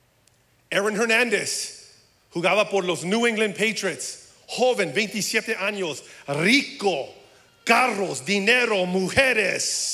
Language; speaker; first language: Spanish; early bilingual, heritage; English